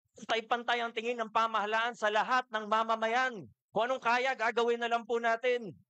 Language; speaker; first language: Filipino; native; Filipino